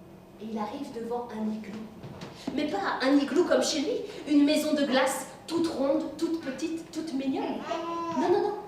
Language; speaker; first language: French; native; French